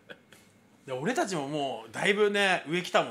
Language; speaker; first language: Japanese; native; Japanese